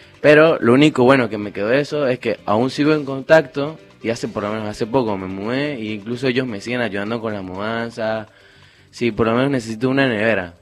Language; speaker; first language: Spanish; native; Spanish